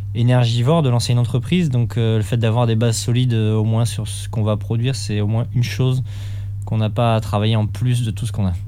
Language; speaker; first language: French; native; French